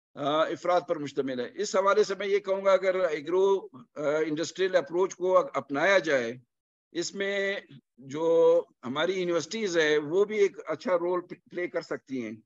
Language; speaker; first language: Urdu; non-native, local second language; Punjabi